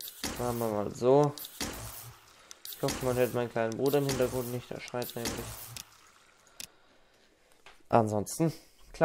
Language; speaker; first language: German; native; German